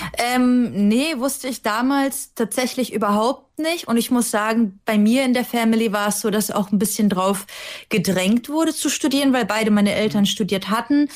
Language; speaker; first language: German; early bilingual, other home language; Russian